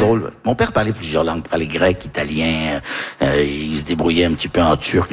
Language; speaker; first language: French; early bilingual, heritage; French